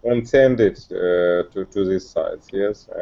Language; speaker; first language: English; non-native, learner; Russian